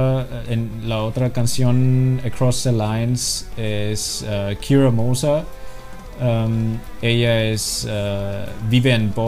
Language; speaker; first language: Spanish; non-native, fluent; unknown